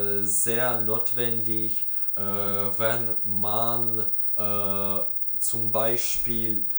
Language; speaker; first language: German; non-native, learner; Ukrainian